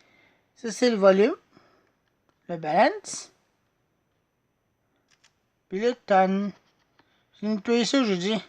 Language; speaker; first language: French; native; French